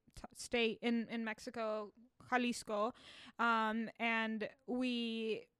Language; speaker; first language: English; early bilingual, other home language; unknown